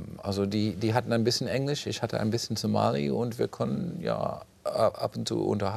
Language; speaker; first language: German; non-native, fluent; English